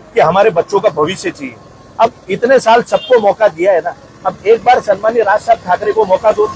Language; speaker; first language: Hindi; non-native, local second language; Marathi